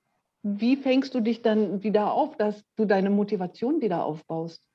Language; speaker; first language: German; native; German